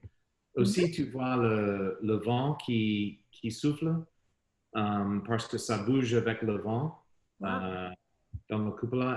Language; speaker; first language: French; non-native, learner; English